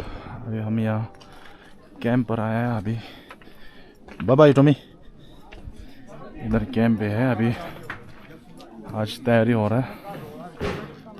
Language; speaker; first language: Hindi; non-native, fluent; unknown